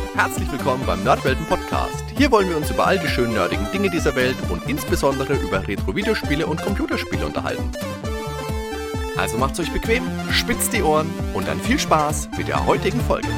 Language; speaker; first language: German; native; German